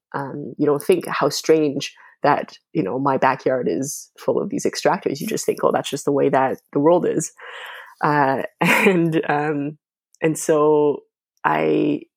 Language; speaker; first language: English; non-native, fluent; Chinese